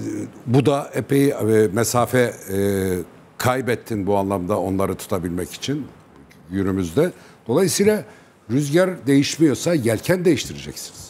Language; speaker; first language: Turkish; native; Turkish